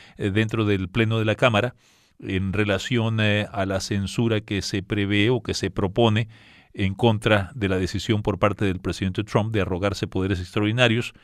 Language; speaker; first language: Spanish; native; Spanish